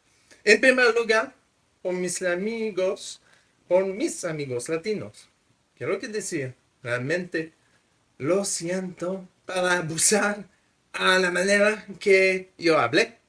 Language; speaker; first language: Spanish; non-native, fluent; French